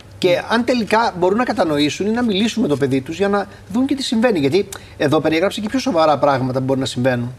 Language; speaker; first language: Greek; native; Greek